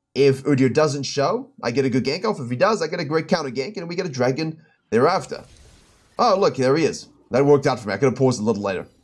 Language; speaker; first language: English; native; English